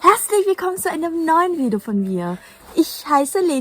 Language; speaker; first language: German; non-native, fluent; Vietnamese